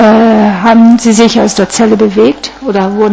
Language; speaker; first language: German; non-native, fluent; Italian